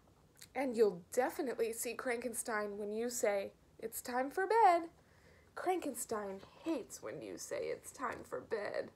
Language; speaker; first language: English; native; English